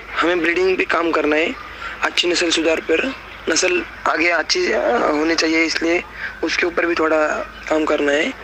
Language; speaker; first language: Hindi; non-native, local second language; Marathi